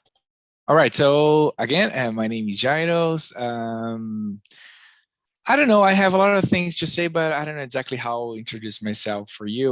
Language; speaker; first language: English; non-native, learner; Portuguese